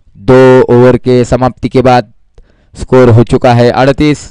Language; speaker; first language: Hindi; non-native, local second language; Marathi